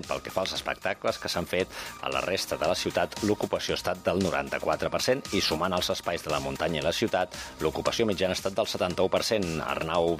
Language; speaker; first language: Catalan; native; Catalan